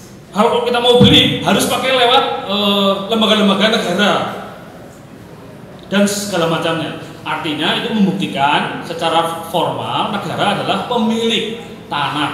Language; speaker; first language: Indonesian; native; Indonesian